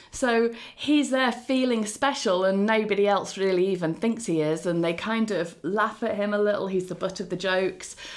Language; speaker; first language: English; native; English